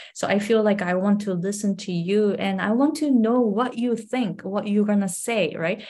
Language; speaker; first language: English; non-native, fluent; Japanese